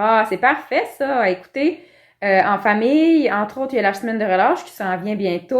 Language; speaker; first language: French; native; French